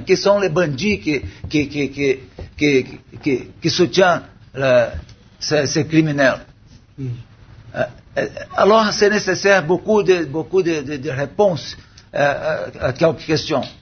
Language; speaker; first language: French; non-native, learner; Portuguese